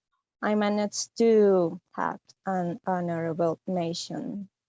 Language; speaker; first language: English; non-native, fluent; Spanish